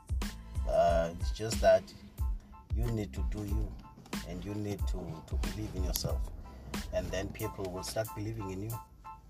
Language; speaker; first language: English; non-native, local second language; Xhosa